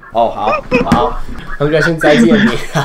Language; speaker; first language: Chinese; non-native, fluent; English